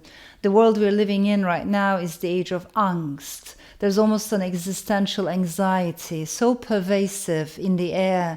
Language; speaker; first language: English; non-native, fluent; Turkish